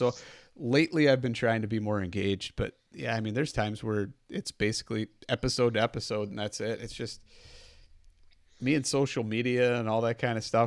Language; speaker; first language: English; native; English